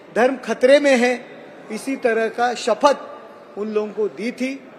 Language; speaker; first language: Hindi; non-native, local second language; Marathi